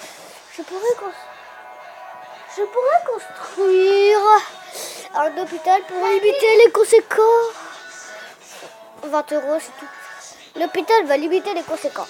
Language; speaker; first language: French; native; French